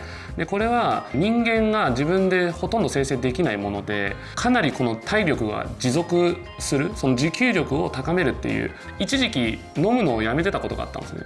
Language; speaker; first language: Japanese; native; Japanese